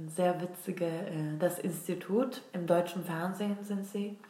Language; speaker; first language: German; non-native, fluent; Turkish